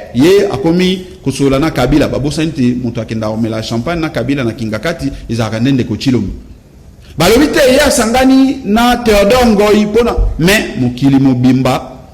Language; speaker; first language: Lingala; native; Lingala